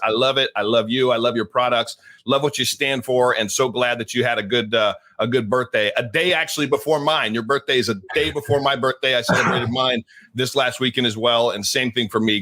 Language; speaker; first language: English; native; English